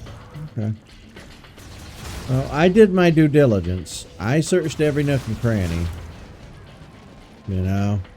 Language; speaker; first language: English; native; English